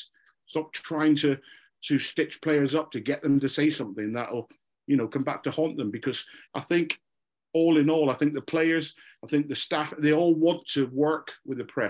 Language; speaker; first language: English; native; English